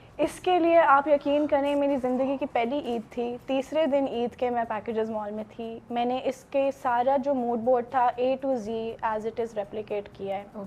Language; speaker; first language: Urdu; native; Urdu